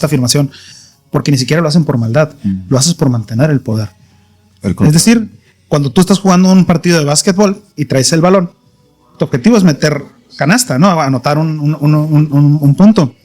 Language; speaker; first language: Spanish; native; Spanish